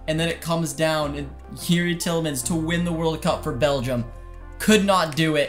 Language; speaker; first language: English; native; English